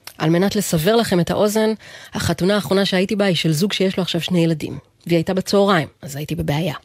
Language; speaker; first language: Hebrew; native; Hebrew